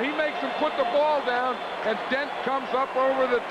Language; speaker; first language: English; native; English